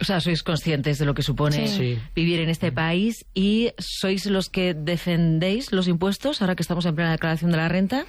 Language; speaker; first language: Spanish; native; Spanish